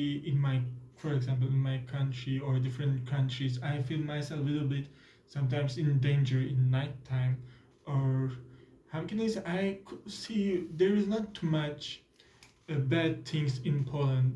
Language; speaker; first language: English; non-native, learner; Turkish